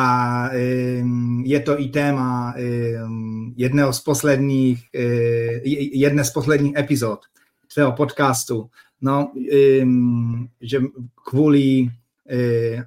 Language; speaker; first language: Czech; non-native, fluent; Polish